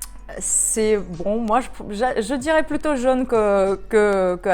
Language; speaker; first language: French; non-native, fluent; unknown